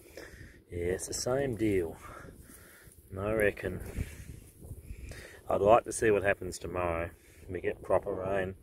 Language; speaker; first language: English; native; English